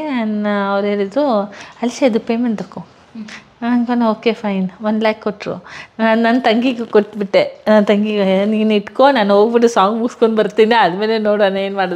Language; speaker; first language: Kannada; non-native, local second language; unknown